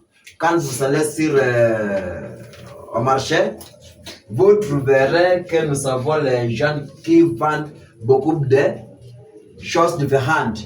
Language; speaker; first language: French; non-native, fluent; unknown